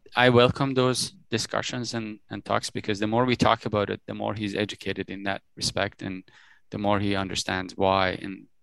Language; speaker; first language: English; early bilingual, other home language; Persian